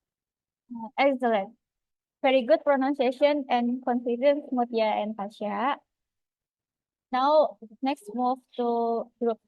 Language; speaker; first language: English; non-native, fluent; Indonesian